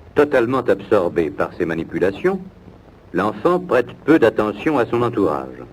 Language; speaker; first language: French; native; French